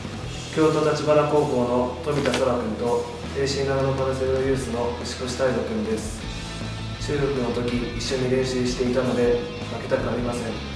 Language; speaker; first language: Japanese; native; Japanese